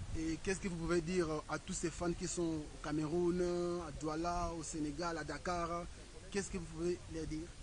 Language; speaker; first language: French; non-native, local second language; Lingala